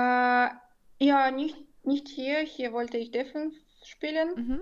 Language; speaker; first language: German; non-native, fluent; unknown